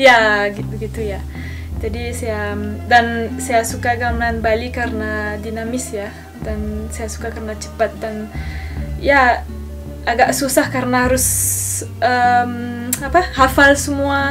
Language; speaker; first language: Indonesian; non-native, fluent; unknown